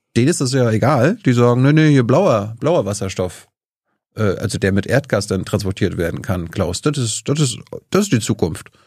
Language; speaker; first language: German; native; German